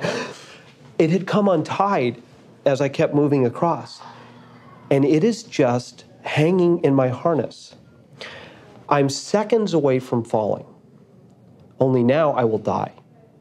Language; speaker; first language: English; native; English